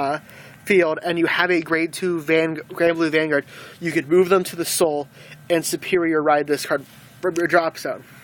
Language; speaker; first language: English; native; English